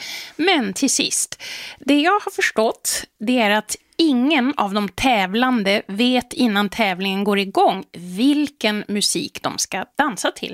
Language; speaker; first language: Swedish; native; Swedish